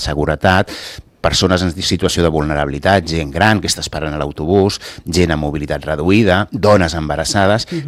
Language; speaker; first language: Catalan; native; Catalan